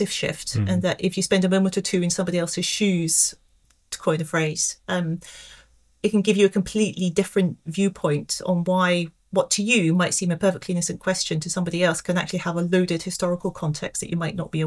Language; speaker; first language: English; native; English